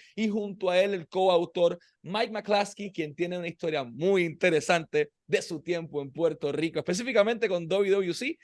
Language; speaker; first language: Spanish; native; Spanish